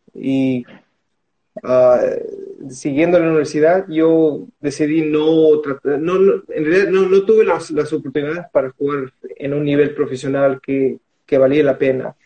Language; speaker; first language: Spanish; early bilingual, heritage; Spanish